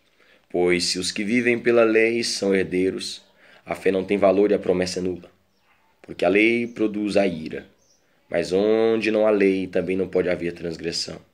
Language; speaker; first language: Portuguese; native; Portuguese